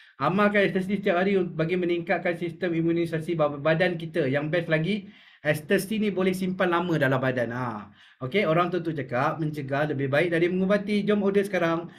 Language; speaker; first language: Malay; native; Malay